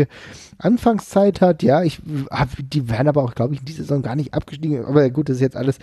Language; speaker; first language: German; native; German